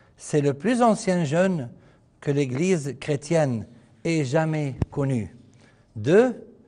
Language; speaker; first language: French; non-native, fluent; Arabic